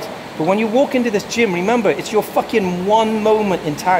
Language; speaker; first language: English; native; English